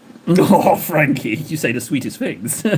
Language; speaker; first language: English; native; English